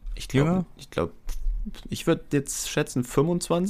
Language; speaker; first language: German; native; German